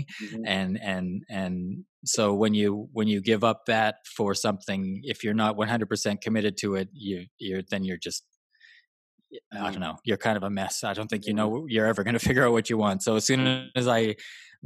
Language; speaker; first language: English; native; English